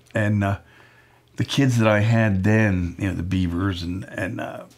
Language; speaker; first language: English; native; English